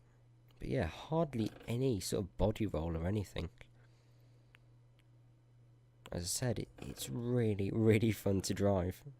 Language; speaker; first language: English; native; English